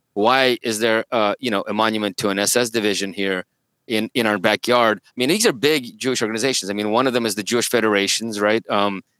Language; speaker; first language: English; early bilingual, other home language; Russian